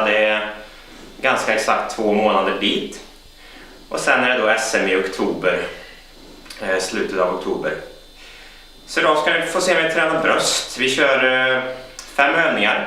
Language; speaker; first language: Swedish; native; Swedish